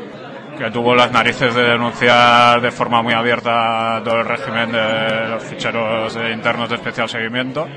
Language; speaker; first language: Spanish; native; Spanish